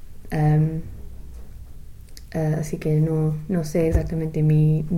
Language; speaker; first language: Spanish; non-native, fluent; English